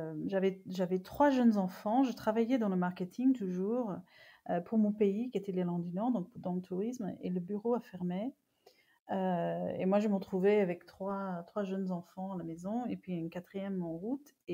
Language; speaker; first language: French; non-native, fluent; English